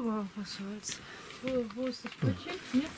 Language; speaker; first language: German; native; German